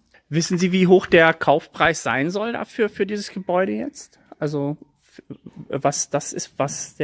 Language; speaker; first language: German; native; German